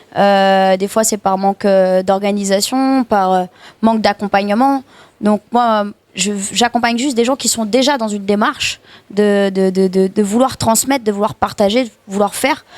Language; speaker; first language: French; native; French